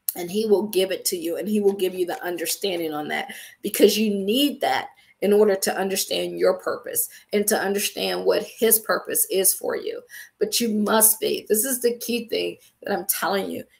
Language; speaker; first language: English; native; English